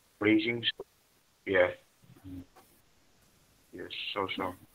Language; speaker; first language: English; non-native, learner; Chinese